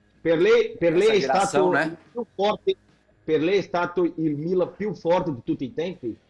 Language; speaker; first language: Italian; non-native, fluent; Portuguese